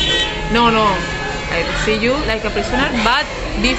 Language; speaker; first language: English; non-native, fluent; Spanish